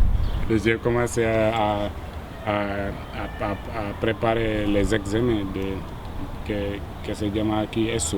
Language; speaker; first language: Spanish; non-native, learner; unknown